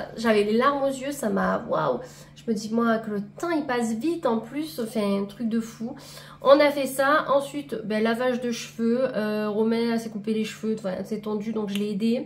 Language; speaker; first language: French; native; French